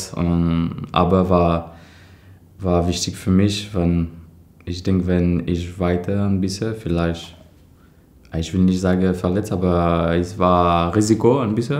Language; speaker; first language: German; non-native, learner; French